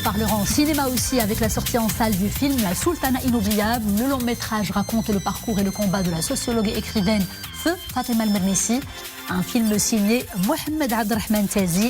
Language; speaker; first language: French; non-native, local second language; Arabic